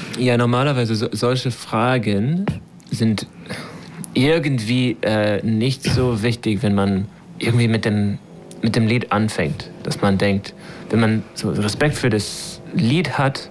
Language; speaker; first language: German; non-native, fluent; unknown